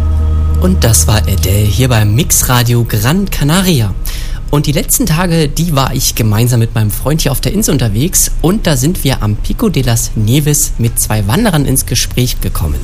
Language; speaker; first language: German; native; German